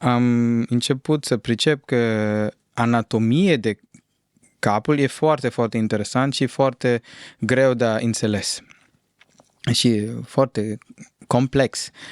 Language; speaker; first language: Romanian; non-native, fluent; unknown